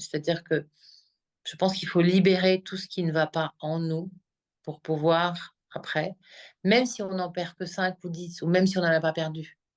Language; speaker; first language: French; native; French